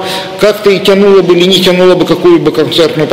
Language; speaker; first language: Russian; native; Russian